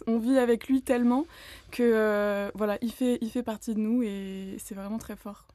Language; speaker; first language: French; native; French